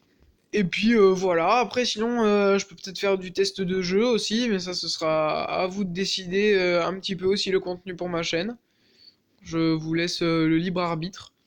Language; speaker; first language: French; native; French